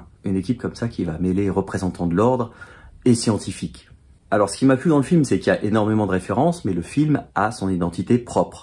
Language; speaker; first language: French; native; French